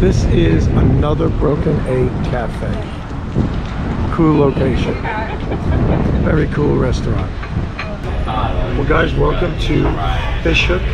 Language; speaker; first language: English; native; English